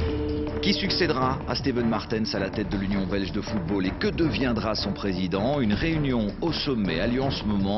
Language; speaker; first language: French; native; French